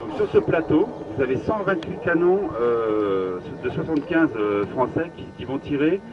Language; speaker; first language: French; native; French